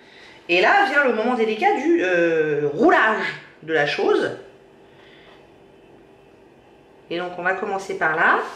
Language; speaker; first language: French; native; French